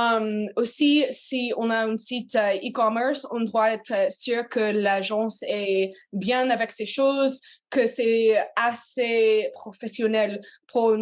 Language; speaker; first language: French; non-native, learner; English